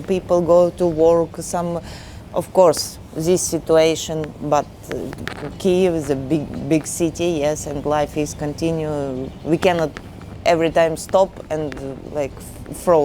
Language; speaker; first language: English; non-native, learner; Ukrainian